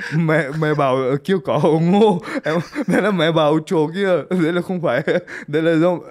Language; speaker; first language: Vietnamese; early bilingual, heritage; Russian